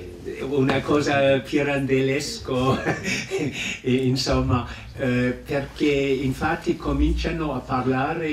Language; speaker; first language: Italian; non-native, fluent; English